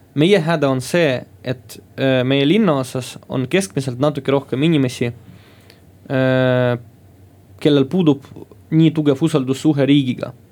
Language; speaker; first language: Estonian; non-native, local second language; Russian